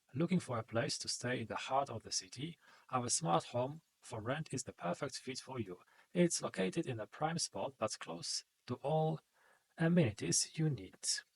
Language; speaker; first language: English; non-native, fluent; Polish